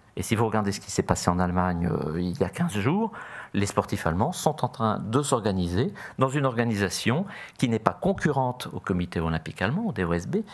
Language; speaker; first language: French; native; French